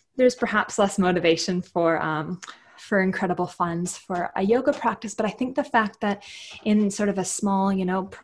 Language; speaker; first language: English; native; English